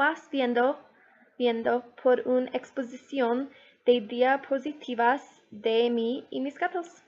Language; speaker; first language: Spanish; non-native, learner; English